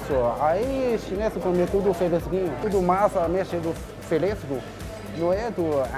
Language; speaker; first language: Portuguese; non-native, learner; Chinese